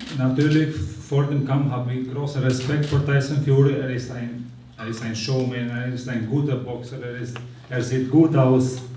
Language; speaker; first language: German; non-native, fluent; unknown